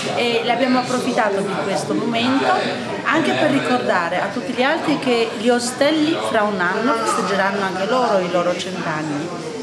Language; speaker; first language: Italian; non-native, fluent; Polish